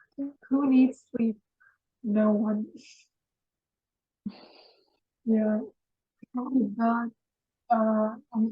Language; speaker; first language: English; non-native, fluent; Russian